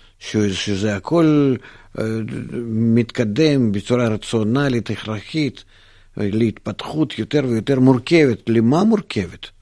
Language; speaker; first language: Hebrew; non-native, fluent; Russian